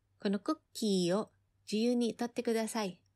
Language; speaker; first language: Japanese; non-native, fluent; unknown